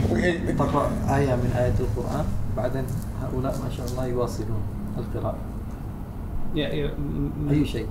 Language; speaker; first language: Arabic; non-native, fluent; Indonesian